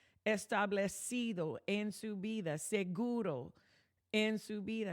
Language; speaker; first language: Spanish; non-native, fluent; English